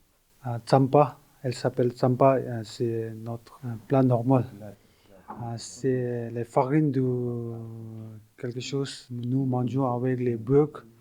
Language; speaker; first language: French; non-native, learner; Tibetan